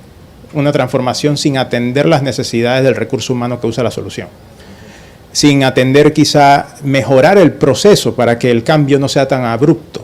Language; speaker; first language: Spanish; native; Spanish